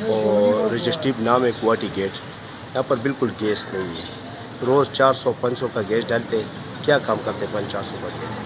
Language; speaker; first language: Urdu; non-native, local second language; Pashto